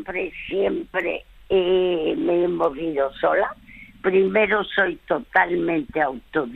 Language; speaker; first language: Spanish; early bilingual, other home language; French